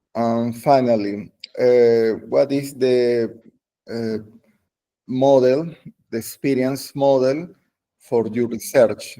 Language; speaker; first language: English; non-native, learner; Spanish